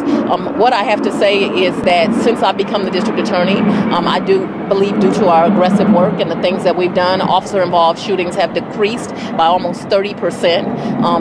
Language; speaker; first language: English; native; English